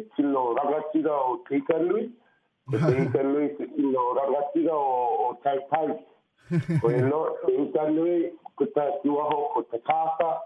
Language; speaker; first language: Māori; non-native, local second language; English